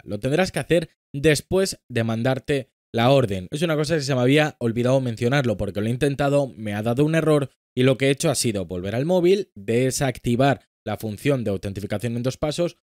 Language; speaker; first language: Spanish; native; Spanish